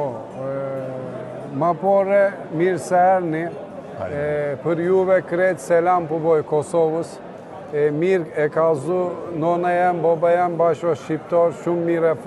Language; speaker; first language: Albanian; early bilingual, heritage; Turkish